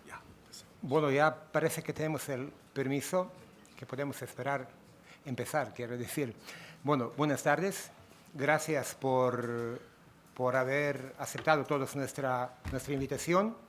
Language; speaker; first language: Spanish; native; Spanish